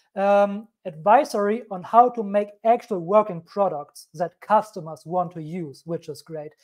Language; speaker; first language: English; non-native, fluent; German